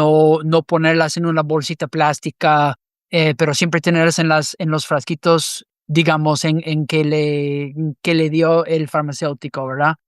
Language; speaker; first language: Spanish; non-native, fluent; English